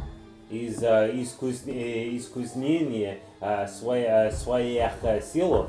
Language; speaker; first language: Russian; non-native, learner; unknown